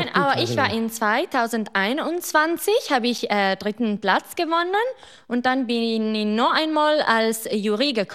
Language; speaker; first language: German; non-native, fluent; Italian